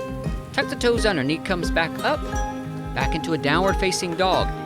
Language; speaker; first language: English; native; English